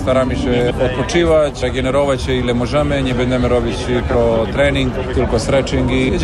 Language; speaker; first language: Polish; non-native, learner; Serbian